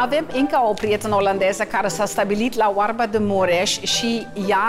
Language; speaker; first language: Romanian; non-native, fluent; Dutch